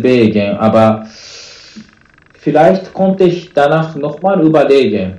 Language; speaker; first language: German; non-native, learner; Japanese